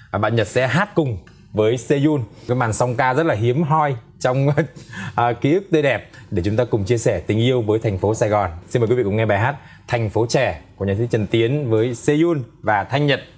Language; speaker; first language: Vietnamese; native; Vietnamese